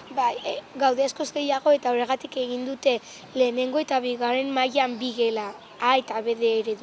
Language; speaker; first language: Basque; non-native, local second language; Spanish